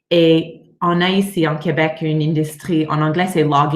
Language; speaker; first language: French; non-native, learner; English